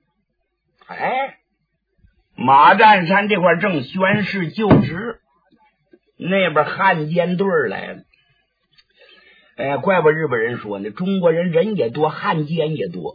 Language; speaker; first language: Chinese; native; Chinese